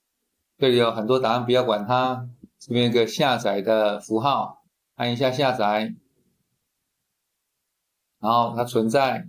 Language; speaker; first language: Chinese; native; Chinese